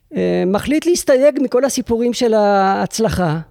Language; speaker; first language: Hebrew; native; Hebrew